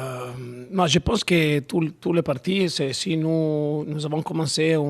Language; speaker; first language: French; non-native, learner; Italian